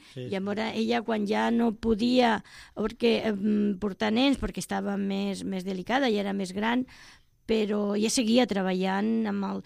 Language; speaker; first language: Catalan; non-native, local second language; Spanish